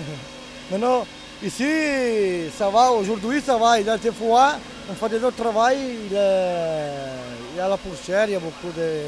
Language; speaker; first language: French; non-native, learner; Italian